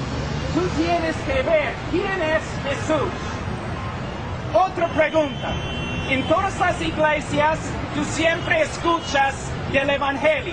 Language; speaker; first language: Spanish; non-native, fluent; English